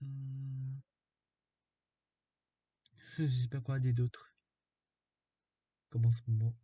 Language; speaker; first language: French; non-native, fluent; Korean